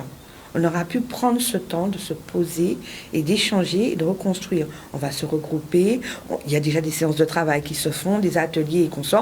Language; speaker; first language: French; native; French